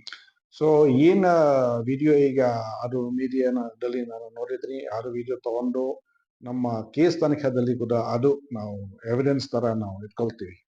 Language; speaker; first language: Kannada; non-native, fluent; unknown